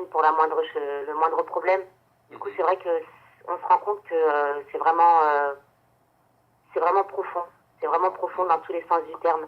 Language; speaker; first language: French; native; French